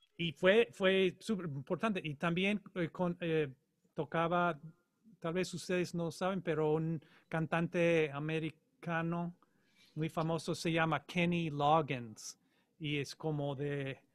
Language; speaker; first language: Spanish; non-native, learner; English